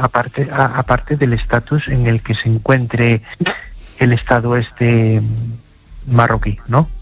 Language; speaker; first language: Spanish; native; Spanish